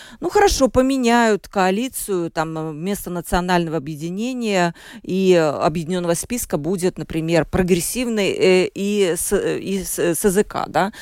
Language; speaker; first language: Russian; native; Russian